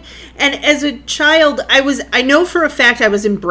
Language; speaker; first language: English; native; English